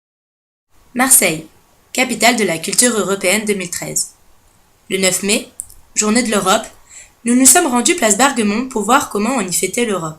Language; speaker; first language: French; native; French